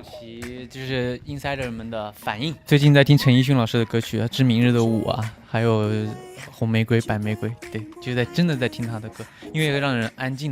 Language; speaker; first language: Chinese; native; Chinese